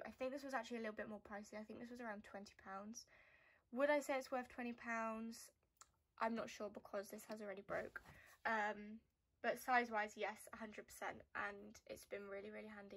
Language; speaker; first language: English; native; English